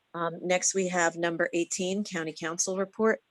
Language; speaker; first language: English; native; English